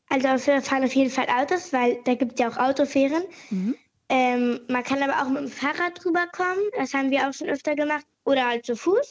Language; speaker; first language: German; native; German